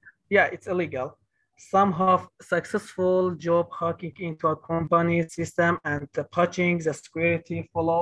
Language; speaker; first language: English; non-native, learner; Kurdish